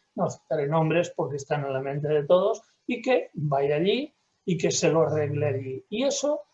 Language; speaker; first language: Spanish; native; Spanish